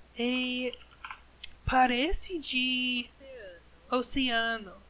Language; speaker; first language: Portuguese; non-native, learner; English